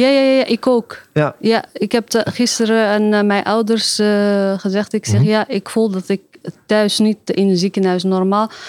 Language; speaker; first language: Dutch; non-native, learner; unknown